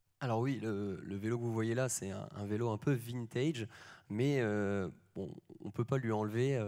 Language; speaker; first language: French; native; French